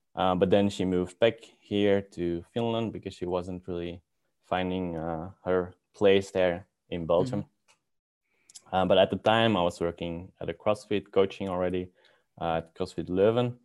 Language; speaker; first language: English; non-native, fluent; Dutch